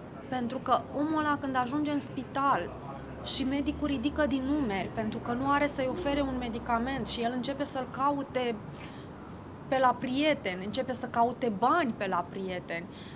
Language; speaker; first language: Romanian; native; Romanian